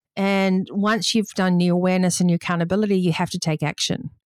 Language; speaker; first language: English; native; English